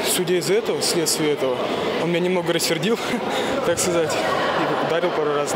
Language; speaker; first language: Russian; native; Russian